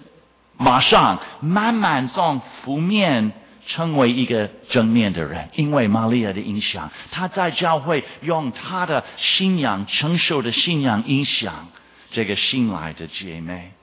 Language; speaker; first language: Chinese; non-native, fluent; English